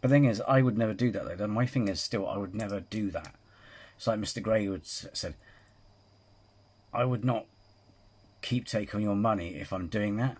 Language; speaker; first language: English; native; English